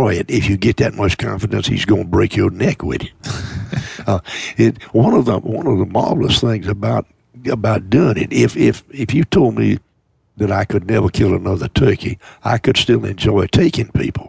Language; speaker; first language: English; native; English